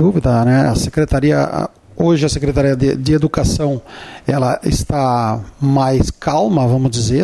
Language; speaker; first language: Portuguese; native; Portuguese